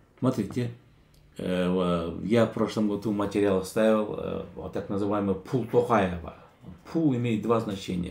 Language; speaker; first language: Russian; non-native, local second language; Kazakh